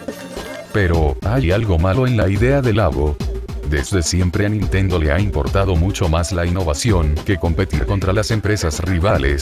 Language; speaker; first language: Spanish; native; Spanish